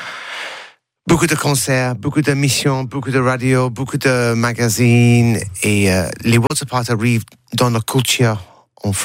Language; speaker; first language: French; non-native, learner; English